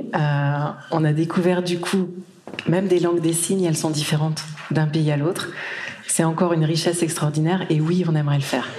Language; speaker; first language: French; native; French